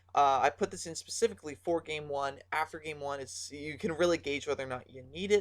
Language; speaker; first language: English; native; English